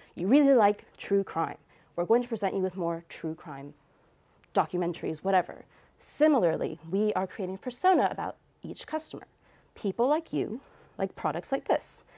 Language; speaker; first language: English; native; English